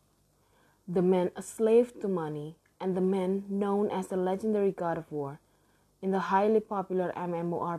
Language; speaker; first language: English; non-native, learner; Indonesian